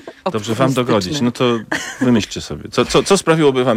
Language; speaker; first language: Polish; native; Polish